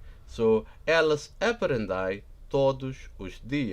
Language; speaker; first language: Portuguese; non-native, learner; Nepali